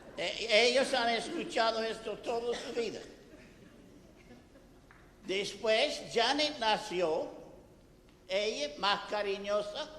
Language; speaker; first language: Spanish; non-native, fluent; English